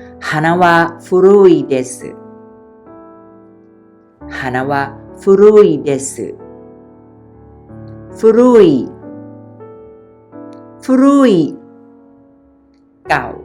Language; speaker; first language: Japanese; non-native, fluent; Thai